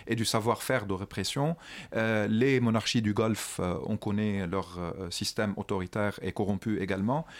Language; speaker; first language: French; non-native, local second language; Arabic